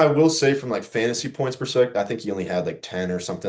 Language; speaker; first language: English; native; English